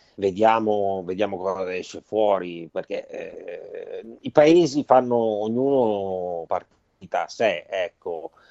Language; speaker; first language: Italian; native; Italian